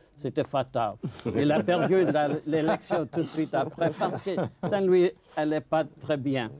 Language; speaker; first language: French; non-native, fluent; English